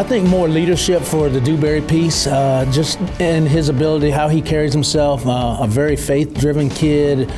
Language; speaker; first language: English; native; English